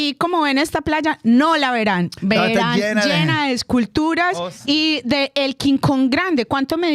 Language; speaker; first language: Spanish; native; Spanish